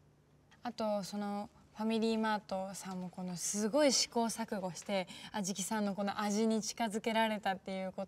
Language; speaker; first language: Japanese; native; Japanese